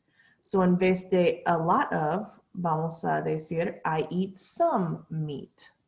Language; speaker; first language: Spanish; non-native, fluent; English